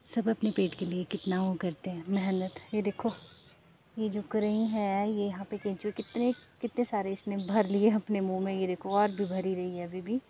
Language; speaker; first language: Hindi; native; Hindi